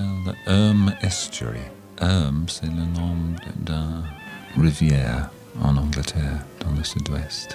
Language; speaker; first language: French; non-native, learner; English